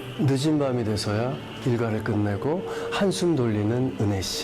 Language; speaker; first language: Korean; native; Korean